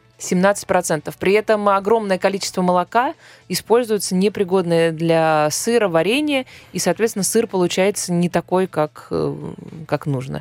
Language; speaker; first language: Russian; native; Russian